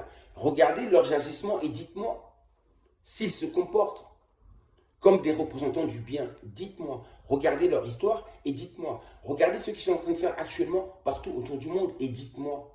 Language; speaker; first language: French; non-native, local second language; Kongo